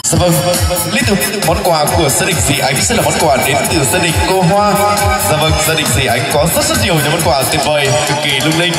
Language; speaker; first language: Vietnamese; non-native, local second language; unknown